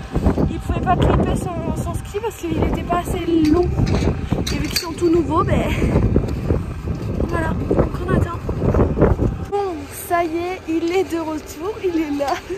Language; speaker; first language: French; native; French